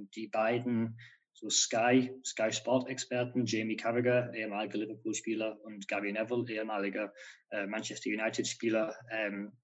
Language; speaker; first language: German; non-native, fluent; English